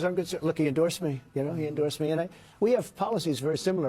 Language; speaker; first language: English; native; English